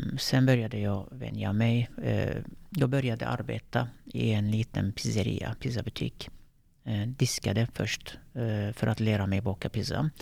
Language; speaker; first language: Swedish; non-native, fluent; Turkish